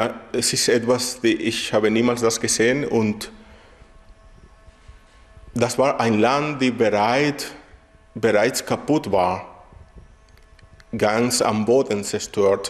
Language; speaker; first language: German; non-native, fluent; Spanish